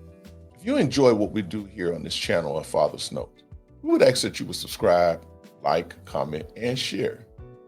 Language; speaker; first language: English; native; English